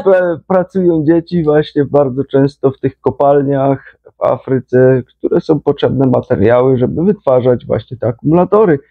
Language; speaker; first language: Polish; native; Polish